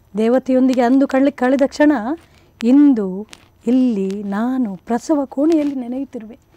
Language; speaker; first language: Kannada; non-native, local second language; Konkani